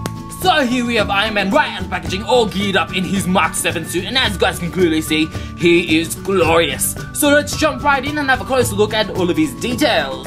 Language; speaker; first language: English; native; English